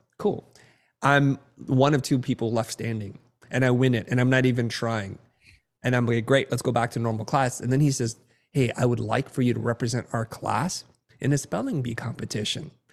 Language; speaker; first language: English; early bilingual, other home language; Vietnamese